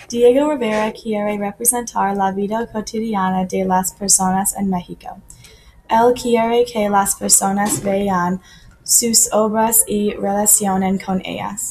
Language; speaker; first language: Spanish; non-native, learner; English